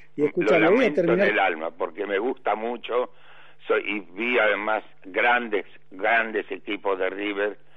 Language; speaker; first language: Spanish; native; Spanish